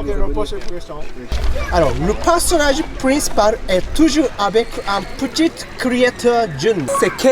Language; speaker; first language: French; non-native, learner; Japanese